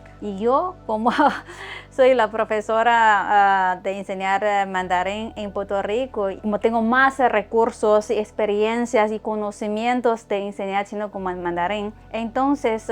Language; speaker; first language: Spanish; non-native, fluent; Chinese